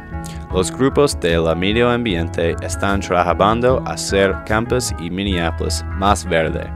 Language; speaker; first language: Spanish; non-native, learner; English